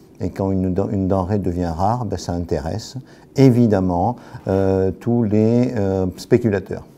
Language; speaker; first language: French; native; French